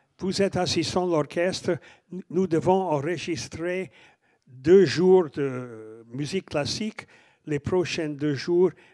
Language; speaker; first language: French; non-native, fluent; English